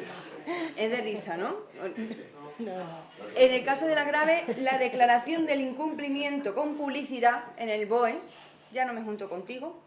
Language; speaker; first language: Spanish; native; Spanish